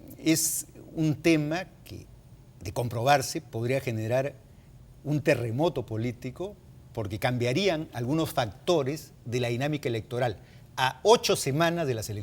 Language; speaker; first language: Spanish; native; Spanish